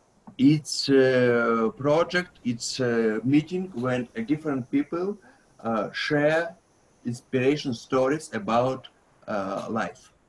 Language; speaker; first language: English; non-native, learner; Russian